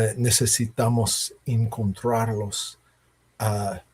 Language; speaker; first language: Spanish; non-native, learner; English